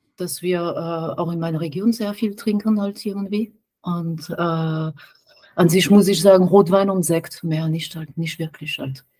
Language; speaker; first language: German; non-native, fluent; French